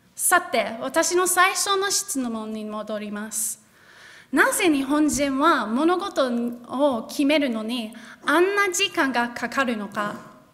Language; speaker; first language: Japanese; non-native, fluent; English